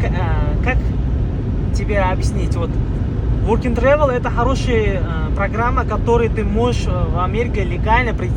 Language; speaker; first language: Russian; non-native, learner; Uzbek